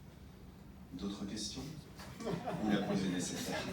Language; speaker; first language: French; native; French